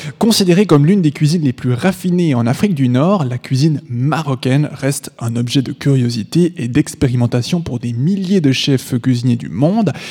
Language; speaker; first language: French; native; French